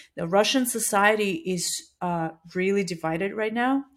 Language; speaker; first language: English; non-native, fluent; Russian